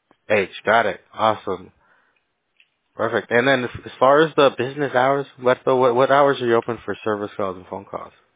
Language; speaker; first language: English; early bilingual, other home language; Spanish